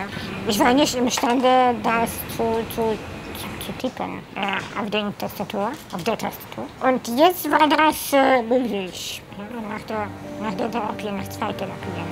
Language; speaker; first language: German; non-native, fluent; Polish